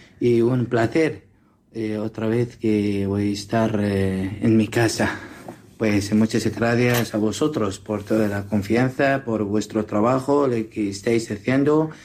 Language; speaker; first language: Spanish; non-native, learner; Assyrian Neo-Aramaic